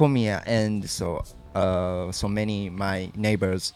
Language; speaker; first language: English; non-native, learner; Japanese